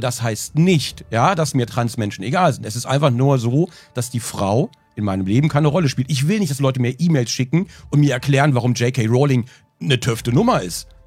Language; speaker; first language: German; native; German